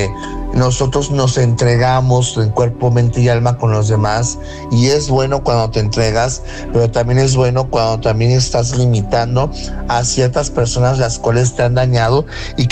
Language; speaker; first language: Spanish; native; Spanish